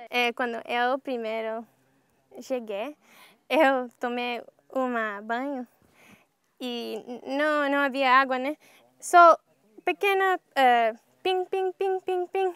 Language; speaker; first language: Portuguese; non-native, learner; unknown